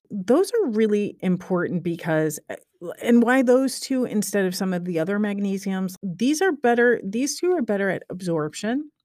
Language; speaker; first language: English; native; English